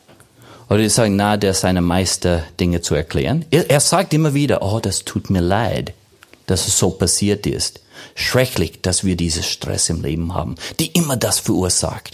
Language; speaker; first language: German; non-native, fluent; English